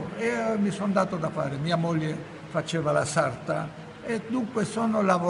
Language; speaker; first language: Italian; non-native, fluent; Ladino